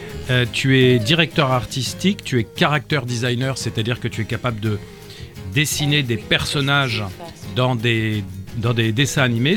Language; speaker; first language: French; native; French